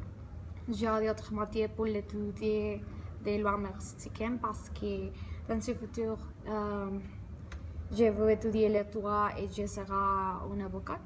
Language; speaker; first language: French; non-native, learner; Spanish